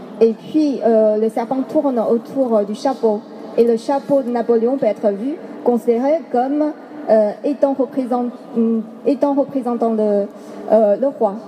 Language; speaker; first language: French; non-native, fluent; Chinese